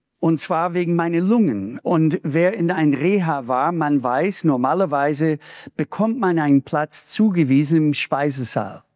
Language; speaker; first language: German; non-native, fluent; English